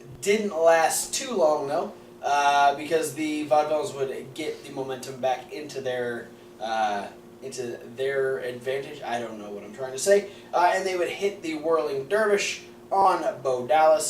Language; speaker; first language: English; native; English